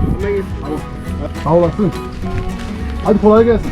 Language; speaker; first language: Thai; native; Thai